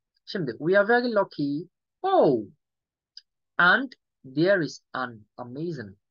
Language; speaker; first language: English; non-native, local second language; Yoruba